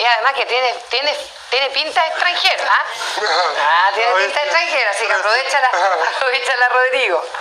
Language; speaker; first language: Spanish; native; Spanish